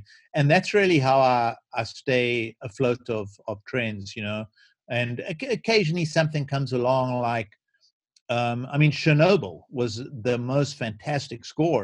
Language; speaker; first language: English; native; English